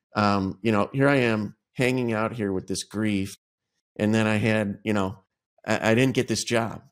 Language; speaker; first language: English; native; English